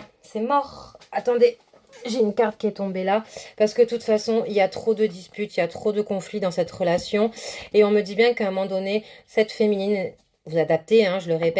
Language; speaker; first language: French; native; French